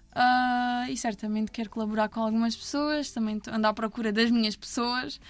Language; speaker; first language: Portuguese; native; Portuguese